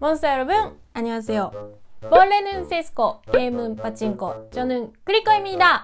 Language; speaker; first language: Korean; non-native, fluent; Japanese